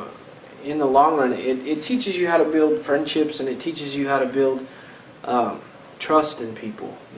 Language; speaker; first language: English; native; English